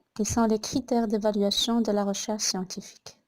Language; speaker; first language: French; non-native, local second language; Arabic